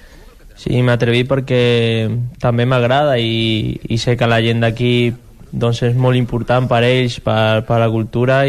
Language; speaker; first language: Catalan; non-native, local second language; Spanish